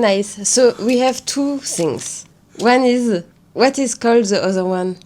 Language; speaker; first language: English; non-native, learner; French